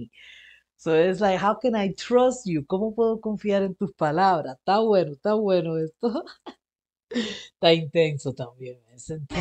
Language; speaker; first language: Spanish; early bilingual, heritage; Spanish